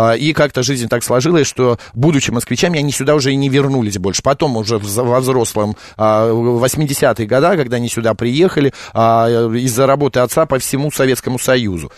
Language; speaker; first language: Russian; native; Russian